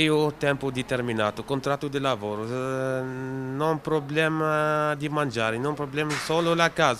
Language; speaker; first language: Italian; non-native, learner; Arabic